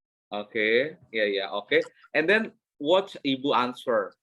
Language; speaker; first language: English; non-native, learner; Indonesian